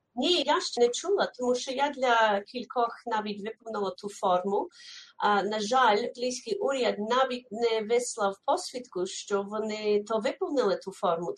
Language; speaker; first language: Ukrainian; early bilingual, heritage; Ukrainian